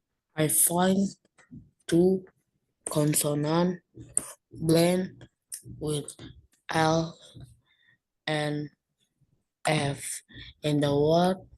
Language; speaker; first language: English; non-native, learner; Indonesian